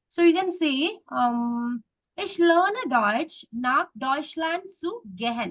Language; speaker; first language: German; non-native, learner; Malayalam